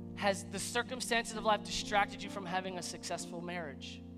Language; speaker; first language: English; native; English